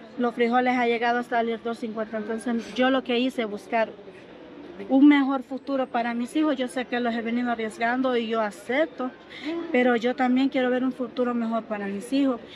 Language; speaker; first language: Spanish; native; Spanish